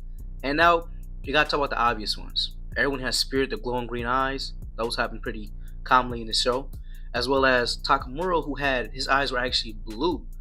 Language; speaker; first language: English; native; English